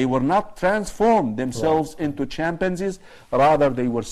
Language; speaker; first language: English; non-native, fluent; Arabic